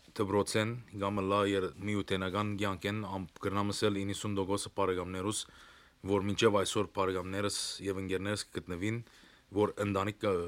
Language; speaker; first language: Armenian; early bilingual, heritage; Armenian